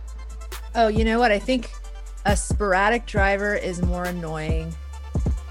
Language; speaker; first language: English; early bilingual, other home language; Persian